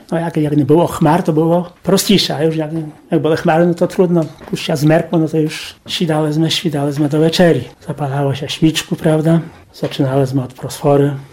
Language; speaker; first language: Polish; non-native, local second language; Rusyn